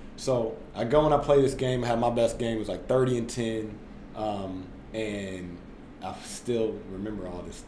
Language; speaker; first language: English; native; English